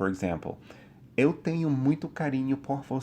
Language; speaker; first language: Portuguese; non-native, fluent; English